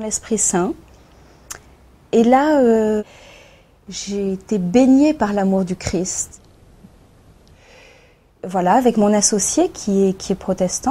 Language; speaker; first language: French; native; French